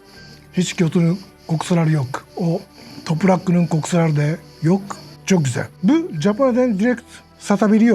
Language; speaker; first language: Turkish; non-native, learner; Japanese